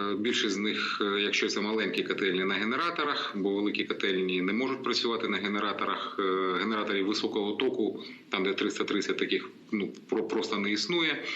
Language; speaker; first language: Ukrainian; native; Ukrainian